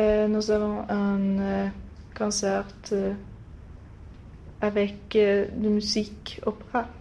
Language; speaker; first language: French; non-native, learner; Swedish